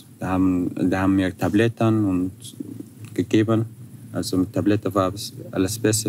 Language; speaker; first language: German; non-native, fluent; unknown